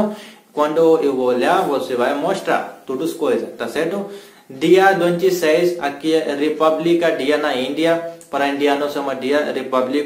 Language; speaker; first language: Portuguese; non-native, learner; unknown